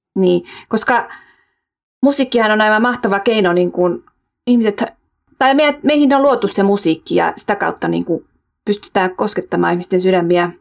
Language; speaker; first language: Finnish; early bilingual, heritage; Finnish